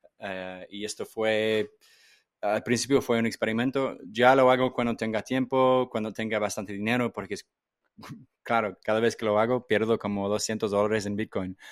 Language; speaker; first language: Spanish; non-native, fluent; English